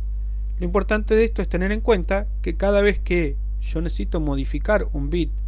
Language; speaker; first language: Spanish; native; Spanish